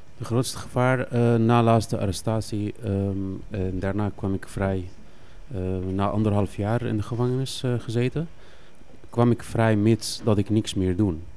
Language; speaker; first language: Dutch; non-native, fluent; Arabic